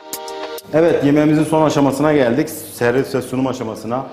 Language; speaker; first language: Turkish; native; Turkish